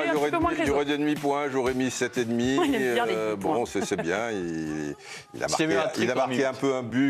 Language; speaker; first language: French; native; French